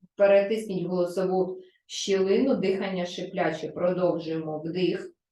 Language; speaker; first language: Ukrainian; non-native, local second language; Russian